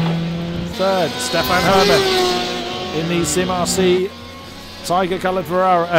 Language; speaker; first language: English; native; English